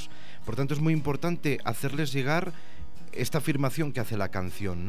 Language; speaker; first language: Spanish; native; Spanish